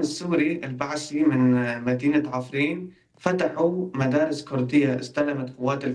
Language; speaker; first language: Arabic; non-native, local second language; Kurdish